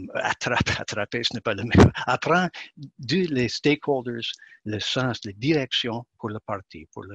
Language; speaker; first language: French; non-native, learner; English